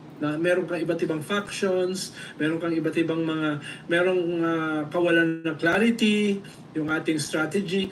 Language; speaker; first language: Filipino; native; Filipino